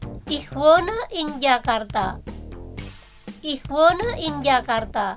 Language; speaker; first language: German; non-native, fluent; Indonesian